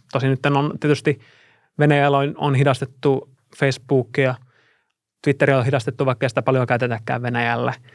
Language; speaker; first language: Finnish; non-native, fluent; Russian